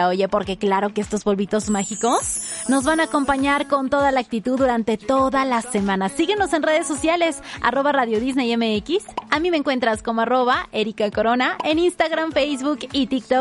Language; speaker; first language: Spanish; native; Spanish